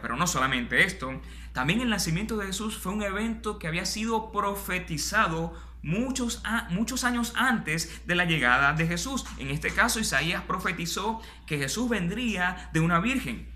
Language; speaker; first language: Spanish; native; Spanish